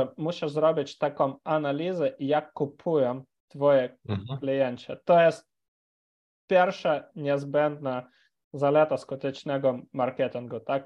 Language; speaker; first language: Polish; non-native, fluent; Ukrainian